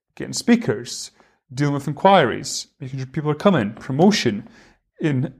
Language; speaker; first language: English; native; English